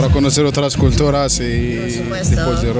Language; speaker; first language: Spanish; non-native, learner; Arabic